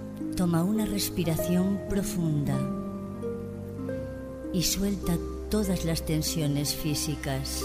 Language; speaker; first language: Spanish; native; Spanish